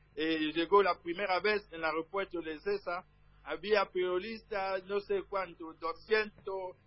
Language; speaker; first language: Spanish; non-native, learner; French